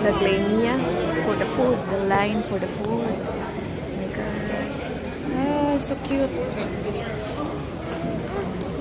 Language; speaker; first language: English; non-native, local second language; Cebuano